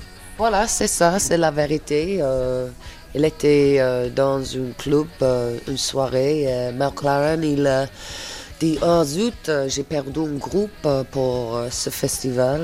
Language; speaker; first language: French; non-native, fluent; English